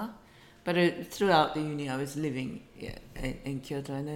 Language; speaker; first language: English; non-native, fluent; Japanese